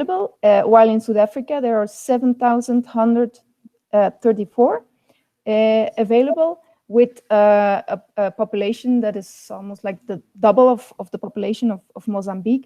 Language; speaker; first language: English; non-native, fluent; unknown